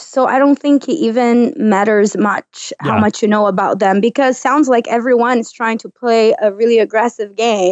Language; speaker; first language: English; non-native, fluent; Portuguese